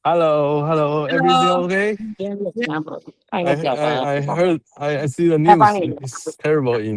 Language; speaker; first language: English; non-native, learner; Chinese